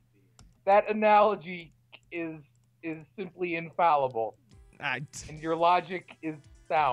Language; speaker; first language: English; native; English